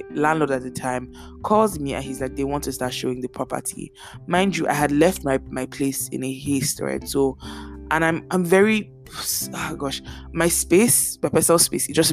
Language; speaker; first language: English; non-native, local second language; Yoruba